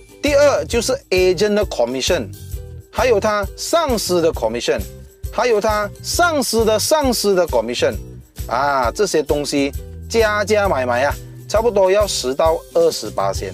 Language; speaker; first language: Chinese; native; Chinese